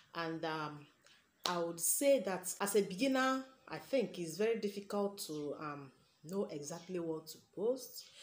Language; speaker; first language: English; non-native, local second language; Igbo